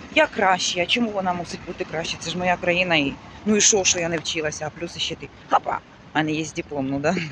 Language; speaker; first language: Ukrainian; native; Ukrainian